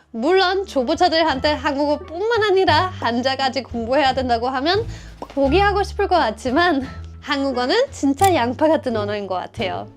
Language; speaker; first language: Korean; non-native, fluent; German